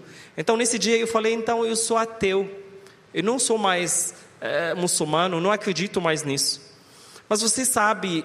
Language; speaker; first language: Portuguese; non-native, learner; Arabic